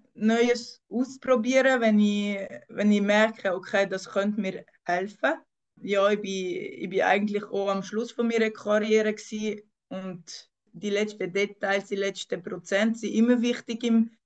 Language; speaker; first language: German; non-native, local second language; French